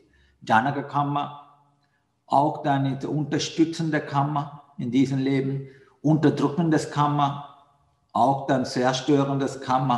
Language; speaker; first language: German; non-native, learner; Sinhala